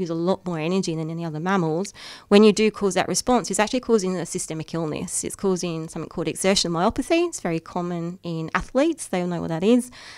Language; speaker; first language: English; native; English